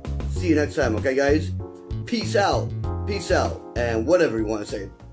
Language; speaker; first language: English; native; English